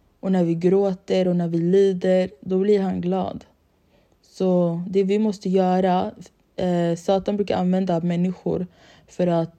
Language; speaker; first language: Swedish; early bilingual, other home language; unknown